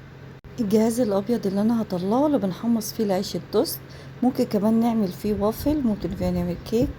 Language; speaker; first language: Arabic; native; Arabic